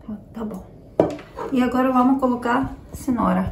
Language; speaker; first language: Portuguese; non-native, learner; Ukrainian